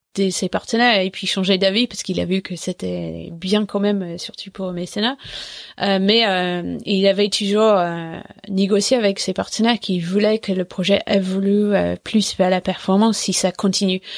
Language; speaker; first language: French; non-native, fluent; English